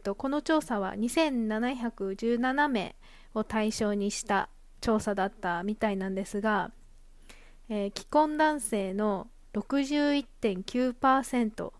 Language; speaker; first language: Japanese; native; Japanese